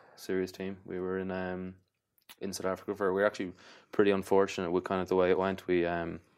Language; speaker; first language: English; native; English